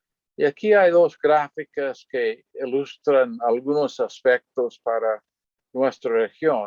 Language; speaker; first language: Spanish; non-native, fluent; English